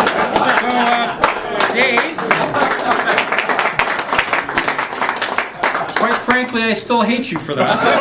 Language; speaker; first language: English; native; English